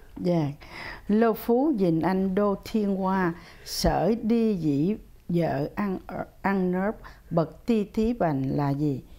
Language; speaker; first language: Vietnamese; native; Vietnamese